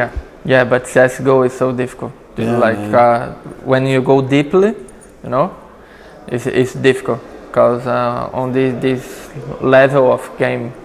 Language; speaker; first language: English; non-native, learner; Portuguese